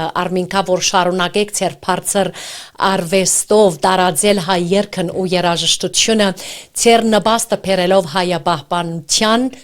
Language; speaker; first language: Armenian; early bilingual, heritage; Armenian